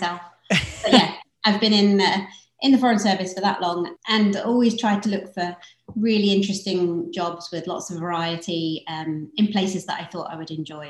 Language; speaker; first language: English; native; English